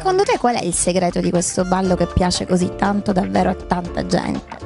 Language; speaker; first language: Italian; native; Italian